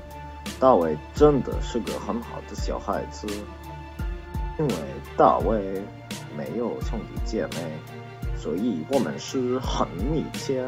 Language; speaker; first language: Chinese; non-native, learner; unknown